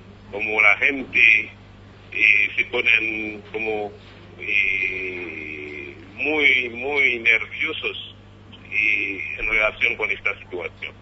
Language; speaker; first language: Spanish; non-native, fluent; Haitian Creole